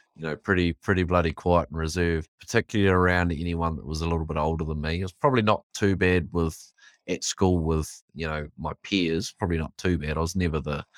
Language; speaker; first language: English; native; English